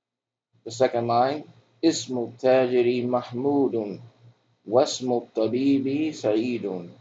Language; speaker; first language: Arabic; non-native, fluent; English